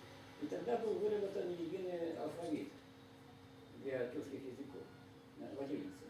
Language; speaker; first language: Russian; native; Russian